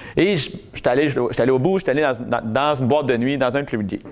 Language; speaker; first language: French; native; French